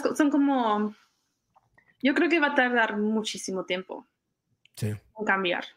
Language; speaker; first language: Spanish; non-native, fluent; Czech